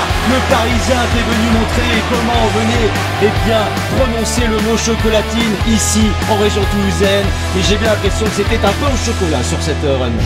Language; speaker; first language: French; native; French